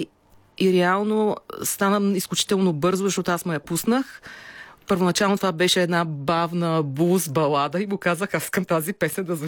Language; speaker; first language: Bulgarian; native; Bulgarian